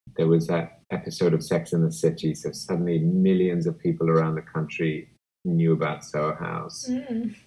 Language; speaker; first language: English; native; English